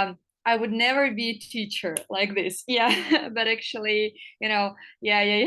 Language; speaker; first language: English; non-native, fluent; Russian